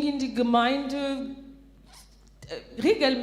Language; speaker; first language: German; non-native, fluent; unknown